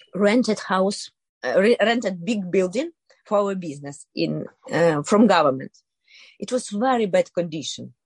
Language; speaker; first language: English; non-native, learner; Ukrainian